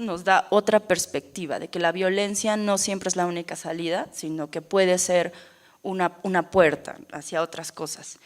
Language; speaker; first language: Spanish; native; Spanish